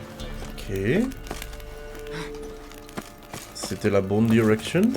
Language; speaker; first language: French; native; French